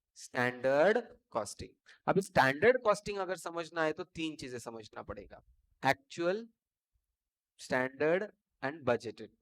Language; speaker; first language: Hindi; non-native, local second language; Marathi